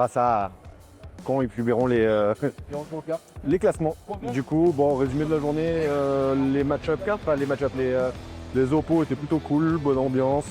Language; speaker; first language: French; native; French